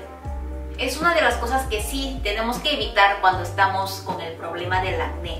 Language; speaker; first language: Spanish; non-native, fluent; Korean